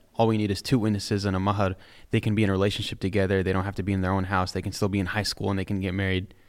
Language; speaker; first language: English; native; English